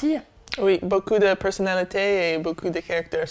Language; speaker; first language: French; non-native, learner; English